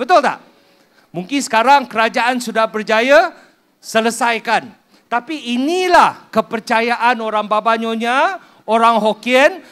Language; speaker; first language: Malay; non-native, local second language; Min Nan Chinese